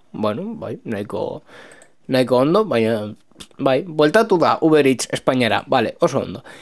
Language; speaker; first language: Basque; non-native, local second language; Spanish